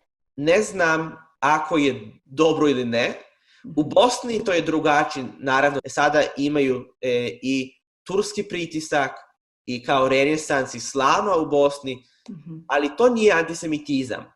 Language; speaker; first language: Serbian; non-native, fluent; Hebrew